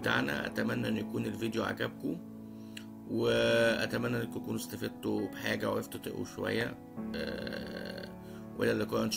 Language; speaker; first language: French; non-native, fluent; Arabic